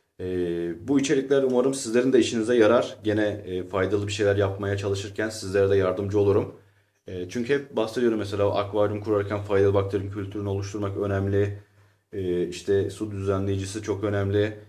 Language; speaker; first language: Turkish; native; Turkish